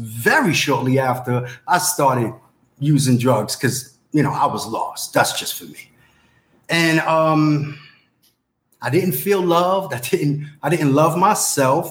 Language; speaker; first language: English; native; English